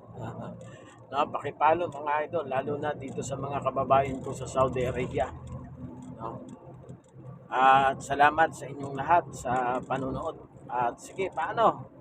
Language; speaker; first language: Filipino; native; Filipino